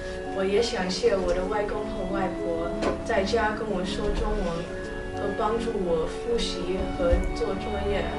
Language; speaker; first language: Chinese; early bilingual, heritage; Chinese